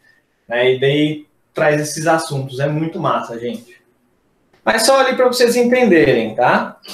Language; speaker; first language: Portuguese; native; Portuguese